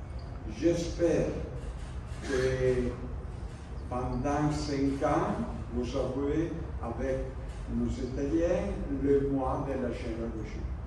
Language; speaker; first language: French; non-native, learner; Italian